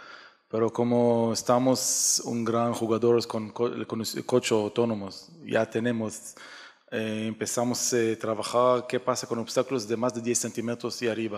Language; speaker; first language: Spanish; non-native, learner; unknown